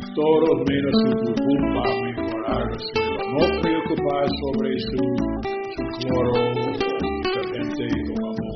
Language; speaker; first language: Spanish; non-native, learner; English